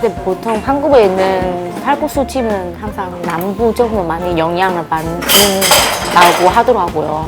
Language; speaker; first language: Korean; non-native, fluent; Vietnamese